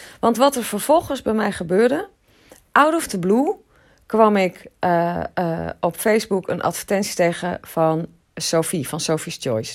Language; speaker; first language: Dutch; native; Dutch